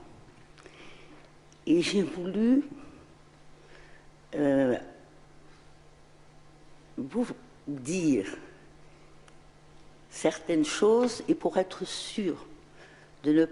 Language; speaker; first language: French; non-native, local second language; Arabic